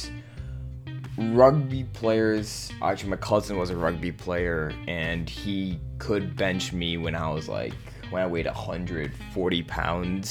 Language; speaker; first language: English; native; English